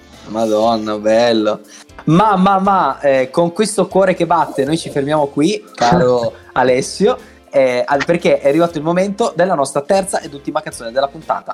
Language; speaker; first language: Italian; native; Italian